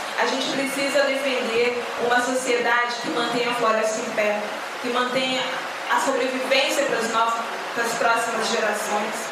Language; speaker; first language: Portuguese; native; Portuguese